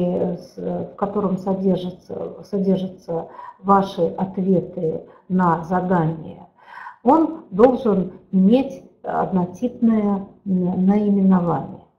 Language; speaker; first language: Russian; native; Russian